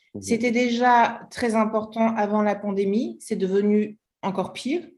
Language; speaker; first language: French; native; French